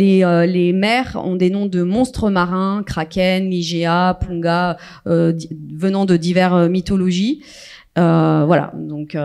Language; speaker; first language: French; native; French